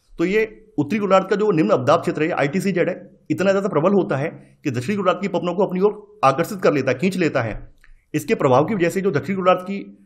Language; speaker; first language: Hindi; native; Hindi